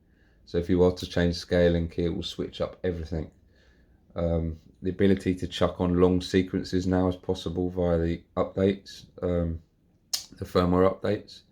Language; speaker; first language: English; native; English